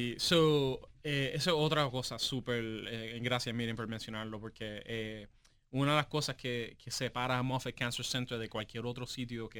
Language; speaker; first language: Spanish; native; Spanish